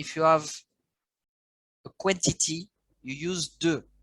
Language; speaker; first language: English; non-native, learner; French